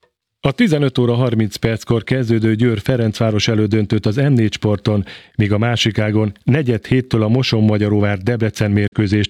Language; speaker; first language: Hungarian; native; Hungarian